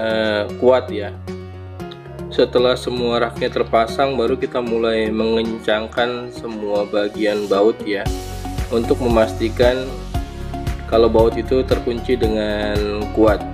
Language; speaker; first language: Indonesian; native; Indonesian